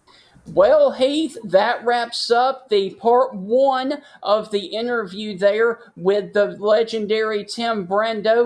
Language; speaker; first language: English; native; English